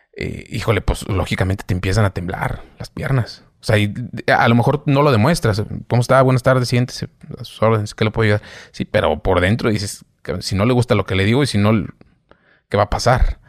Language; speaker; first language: Spanish; native; Spanish